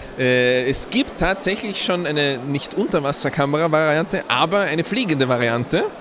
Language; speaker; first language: German; native; German